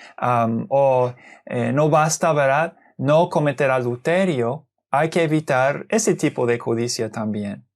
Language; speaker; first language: Spanish; non-native, fluent; English